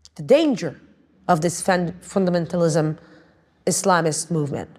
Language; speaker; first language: English; non-native, fluent; Arabic